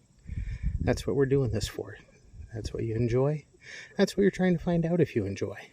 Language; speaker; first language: English; native; English